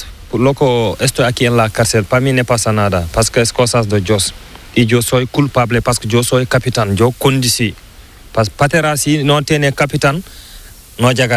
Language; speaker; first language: Spanish; non-native, learner; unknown